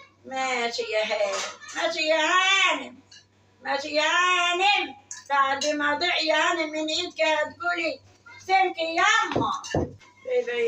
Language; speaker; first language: Arabic; native; Arabic